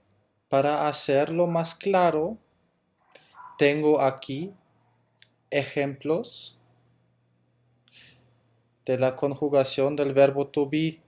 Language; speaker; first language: Spanish; non-native, fluent; German